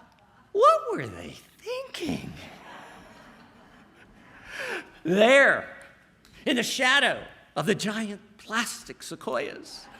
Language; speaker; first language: English; native; English